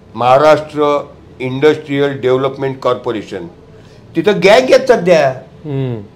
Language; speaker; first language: Marathi; non-native, local second language; Gujarati